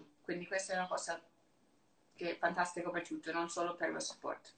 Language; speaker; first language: Italian; non-native, learner; English